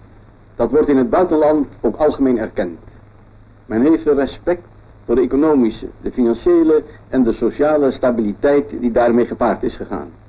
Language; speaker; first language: Dutch; native; Dutch